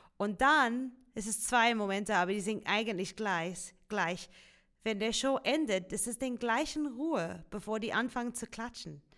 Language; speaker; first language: German; non-native, fluent; English